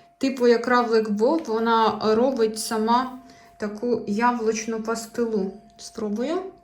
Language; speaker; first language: Ukrainian; native; Ukrainian